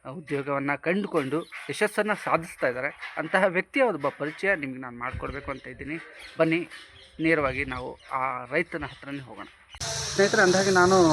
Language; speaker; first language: Kannada; non-native, local second language; Urdu